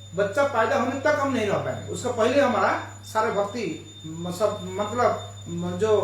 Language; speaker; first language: Hindi; non-native, local second language; Bangla